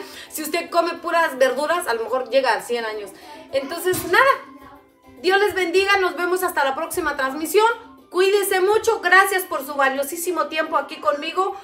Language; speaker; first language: Spanish; non-native, fluent; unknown